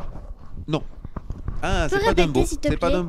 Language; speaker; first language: French; native; French